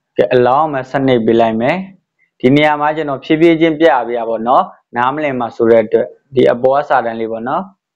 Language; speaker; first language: Burmese; native; Burmese